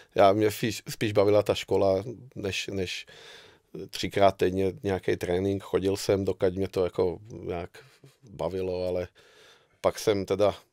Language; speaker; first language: Czech; non-native, fluent; Hungarian